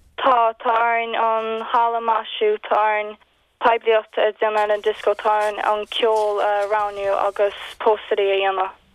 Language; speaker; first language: Irish; native; Irish